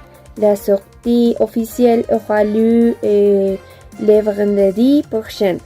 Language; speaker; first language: French; non-native, learner; Spanish